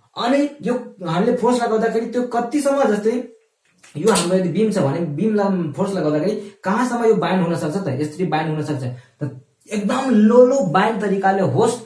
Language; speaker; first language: Nepali; non-native, local second language; Maithili